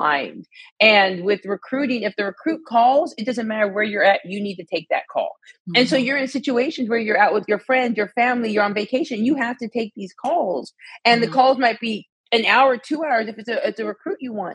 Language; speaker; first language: English; native; English